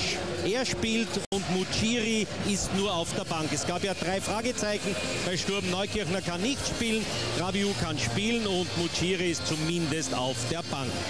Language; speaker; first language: German; native; German